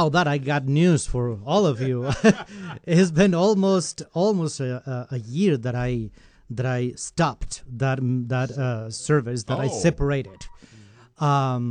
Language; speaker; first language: English; non-native, fluent; Spanish